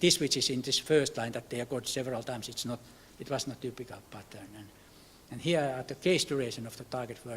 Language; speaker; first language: English; non-native, fluent; Finnish